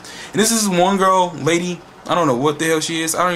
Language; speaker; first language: English; native; English